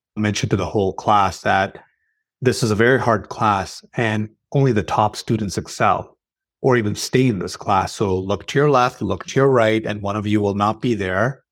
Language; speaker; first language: English; early bilingual, other home language; Arabic